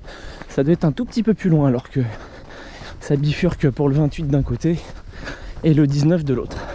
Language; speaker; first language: French; native; French